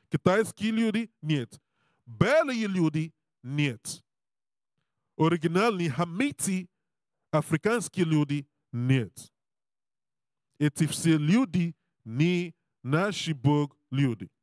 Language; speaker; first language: Russian; non-native, learner; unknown